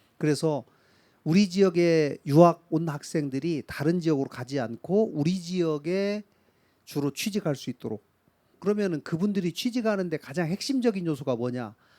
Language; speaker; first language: Korean; native; Korean